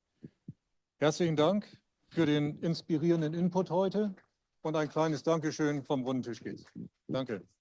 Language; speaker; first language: German; native; German